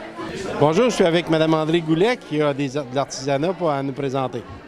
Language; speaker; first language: French; native; French